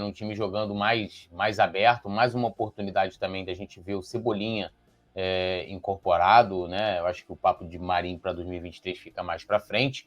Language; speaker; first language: Portuguese; native; Portuguese